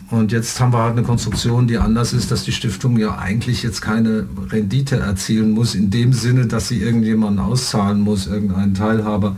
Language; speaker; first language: German; native; German